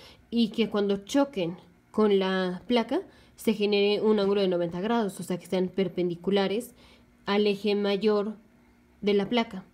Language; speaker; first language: Spanish; native; Spanish